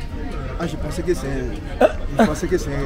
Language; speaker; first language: French; native; French